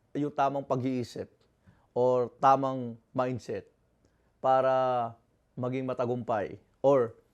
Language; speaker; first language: Filipino; non-native, local second language; Bikol